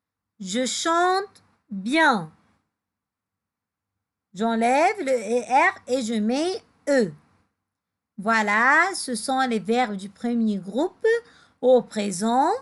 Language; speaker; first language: French; non-native, fluent; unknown